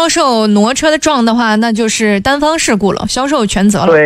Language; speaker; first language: Chinese; native; Chinese